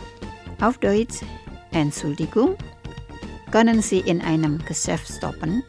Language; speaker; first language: German; non-native, fluent; Indonesian